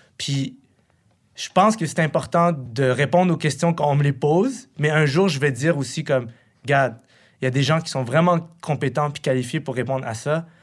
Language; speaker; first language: French; early bilingual, other home language; Arabic